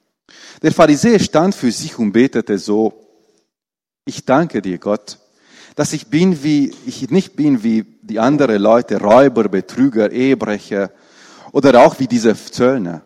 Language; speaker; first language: German; non-native, fluent; Romanian